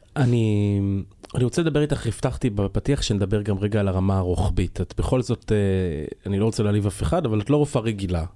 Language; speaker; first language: Hebrew; native; Hebrew